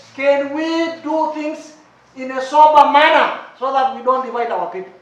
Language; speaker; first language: English; non-native, local second language; Swahili